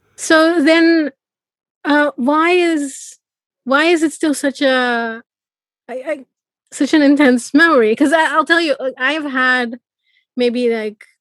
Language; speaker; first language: English; non-native, fluent; Persian